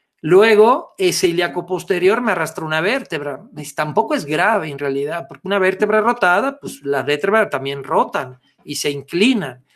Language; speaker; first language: Spanish; non-native, fluent; Italian